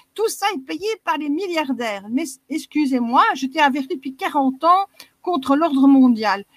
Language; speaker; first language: French; native; French